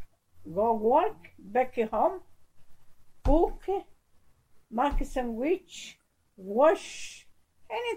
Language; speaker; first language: English; non-native, learner; Italian